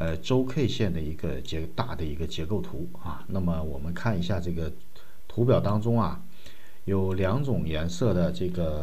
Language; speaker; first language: Chinese; native; Chinese